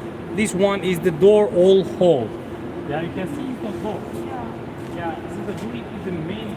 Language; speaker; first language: English; non-native, fluent; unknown